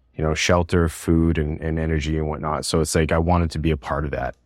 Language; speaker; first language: English; native; English